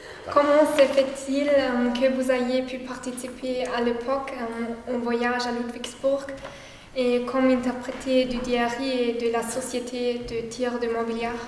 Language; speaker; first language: French; non-native, learner; German